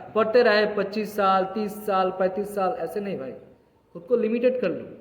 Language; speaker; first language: Hindi; non-native, local second language; Bangla